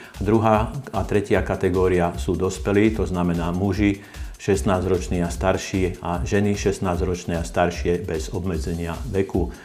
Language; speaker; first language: Slovak; native; Slovak